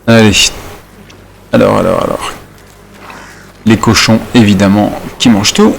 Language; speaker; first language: French; native; French